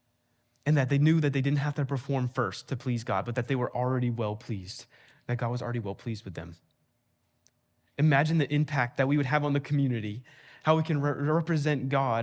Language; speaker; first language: English; native; English